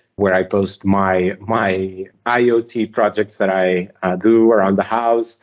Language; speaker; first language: English; non-native, fluent; Portuguese